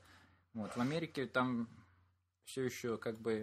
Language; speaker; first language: Russian; native; Russian